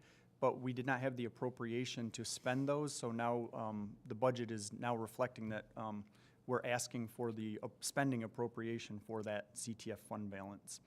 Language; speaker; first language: English; native; English